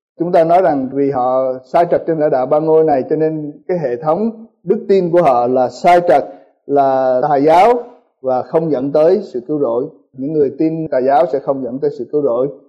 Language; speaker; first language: Vietnamese; early bilingual, heritage; Vietnamese